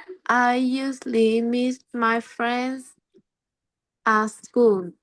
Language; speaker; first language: English; non-native, learner; Vietnamese